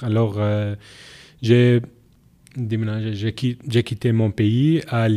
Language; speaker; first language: French; non-native, learner; Arabic